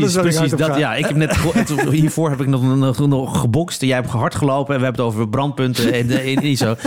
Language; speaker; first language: Dutch; early bilingual, other home language; Polish